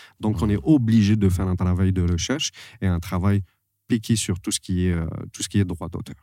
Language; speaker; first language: French; non-native, local second language; Arabic